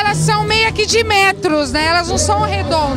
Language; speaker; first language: Portuguese; native; Portuguese